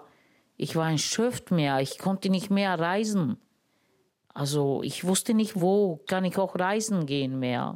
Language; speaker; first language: German; non-native, learner; Romany